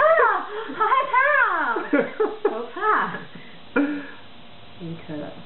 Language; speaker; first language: Chinese; native; Chinese